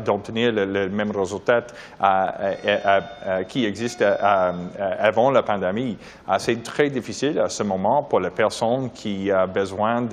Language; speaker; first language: French; non-native, learner; English